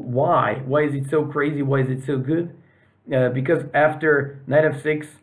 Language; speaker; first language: English; non-native, fluent; Serbian